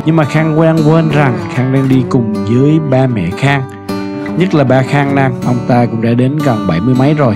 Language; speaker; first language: Vietnamese; early bilingual, heritage; Vietnamese